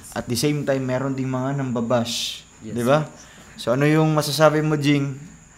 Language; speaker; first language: Filipino; non-native, local second language; Cebuano